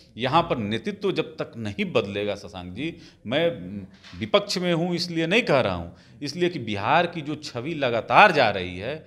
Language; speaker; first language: Hindi; native; Hindi